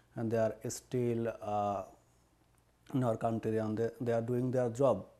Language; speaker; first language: English; non-native, learner; Bangla